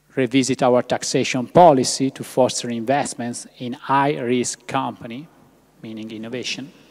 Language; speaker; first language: English; non-native, fluent; Italian